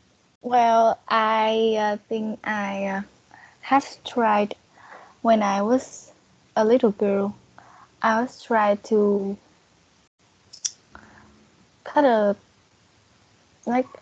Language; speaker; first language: English; non-native, learner; Vietnamese